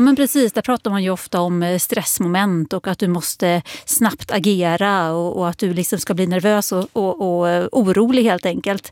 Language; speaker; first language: Swedish; native; Swedish